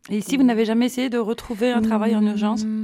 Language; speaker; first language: French; native; French